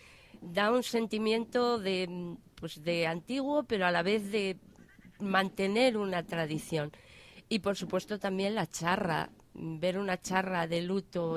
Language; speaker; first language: Spanish; native; Spanish